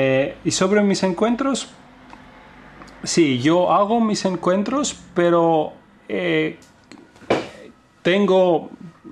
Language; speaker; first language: Spanish; non-native, fluent; Greek